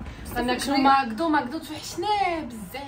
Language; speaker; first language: Arabic; native; Arabic